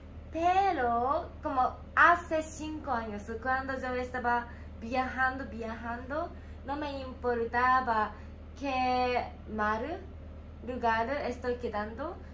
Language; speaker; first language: Spanish; non-native, learner; Japanese